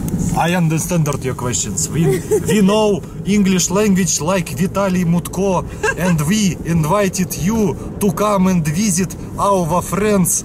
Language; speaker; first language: English; non-native, learner; Russian